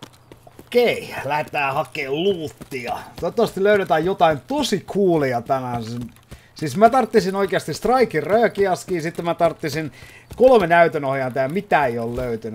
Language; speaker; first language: Finnish; native; Finnish